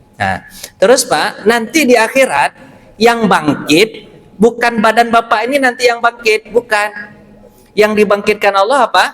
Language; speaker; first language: Indonesian; non-native, local second language; Minangkabau